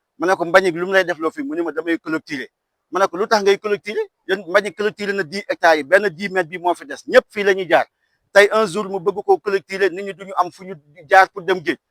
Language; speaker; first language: Wolof; native; Wolof